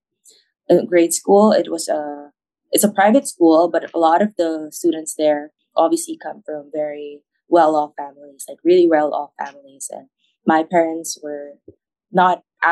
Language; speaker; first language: English; non-native, local second language; Filipino